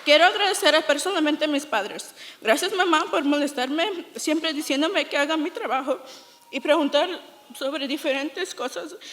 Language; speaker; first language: Spanish; early bilingual, heritage; Spanish